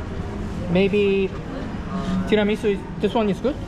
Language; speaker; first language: English; non-native, fluent; Korean